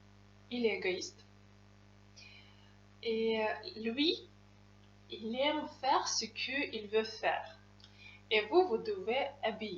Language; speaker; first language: French; non-native, fluent; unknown